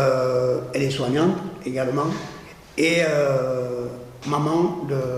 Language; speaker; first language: French; native; French